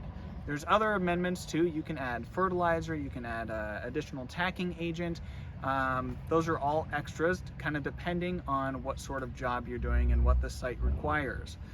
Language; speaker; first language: English; native; English